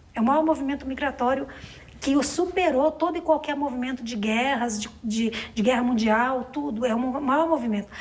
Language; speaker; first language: Portuguese; native; Portuguese